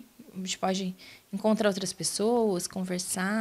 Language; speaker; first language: Portuguese; native; Portuguese